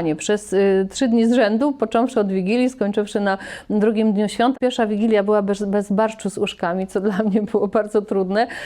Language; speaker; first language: Polish; native; Polish